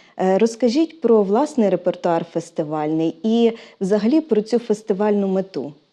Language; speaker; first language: Ukrainian; native; Ukrainian